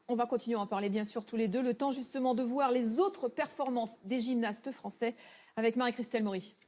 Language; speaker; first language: French; native; French